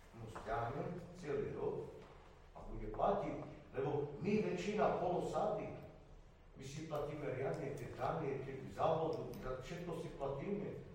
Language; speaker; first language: Slovak; non-native, local second language; Romany